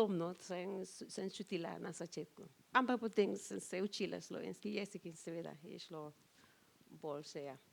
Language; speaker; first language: Slovenian; non-native, fluent; Spanish